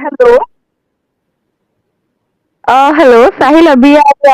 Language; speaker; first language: Hindi; native; Hindi